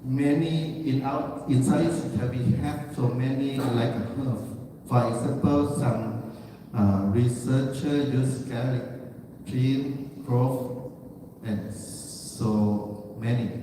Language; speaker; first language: English; non-native, learner; Thai